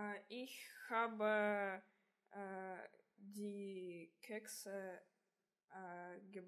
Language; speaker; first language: German; non-native, learner; Russian